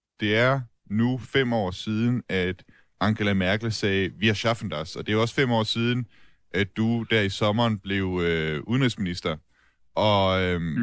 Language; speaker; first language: Danish; native; Danish